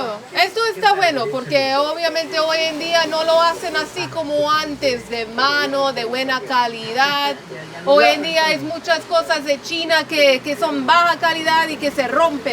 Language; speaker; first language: Spanish; non-native, fluent; English